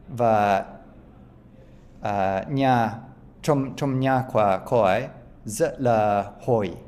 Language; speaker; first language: Vietnamese; non-native, learner; English